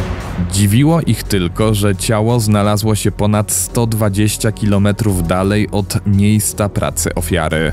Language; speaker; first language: Polish; native; Polish